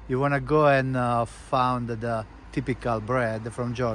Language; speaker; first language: English; non-native, fluent; Italian